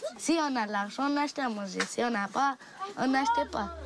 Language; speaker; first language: French; non-native, learner; Romanian